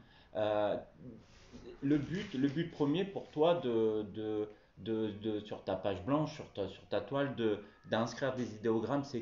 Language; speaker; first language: French; native; French